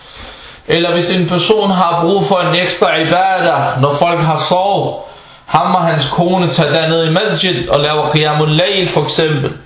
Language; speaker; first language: Danish; early bilingual, other home language; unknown